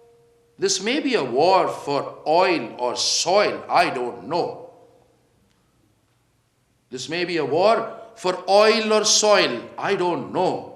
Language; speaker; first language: English; non-native, local second language; Urdu